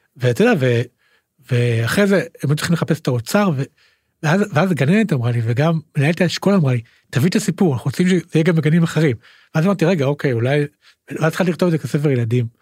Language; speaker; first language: Hebrew; native; Hebrew